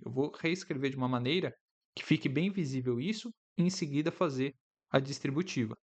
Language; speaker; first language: Portuguese; native; Portuguese